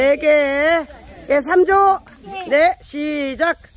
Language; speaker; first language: Korean; native; Korean